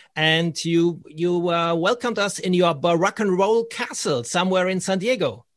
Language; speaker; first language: English; non-native, fluent; German